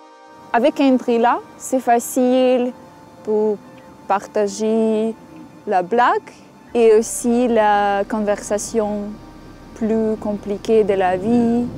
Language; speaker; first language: French; non-native, learner; Russian